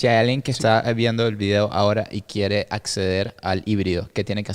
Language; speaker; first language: Spanish; native; Spanish